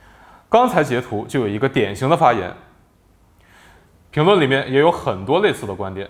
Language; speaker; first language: Chinese; native; Chinese